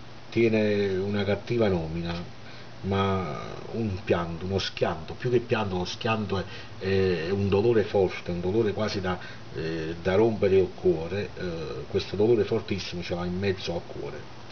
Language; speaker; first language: Italian; native; Italian